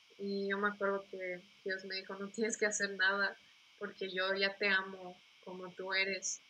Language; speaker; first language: Spanish; native; Spanish